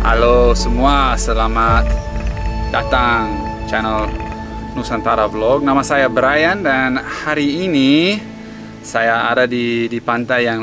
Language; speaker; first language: Indonesian; non-native, fluent; English